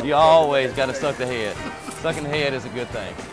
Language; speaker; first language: English; native; English